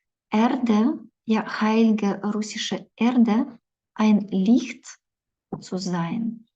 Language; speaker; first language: German; non-native, fluent; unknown